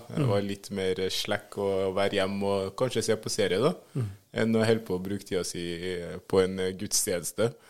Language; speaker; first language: Norwegian; early bilingual, other home language; Swahili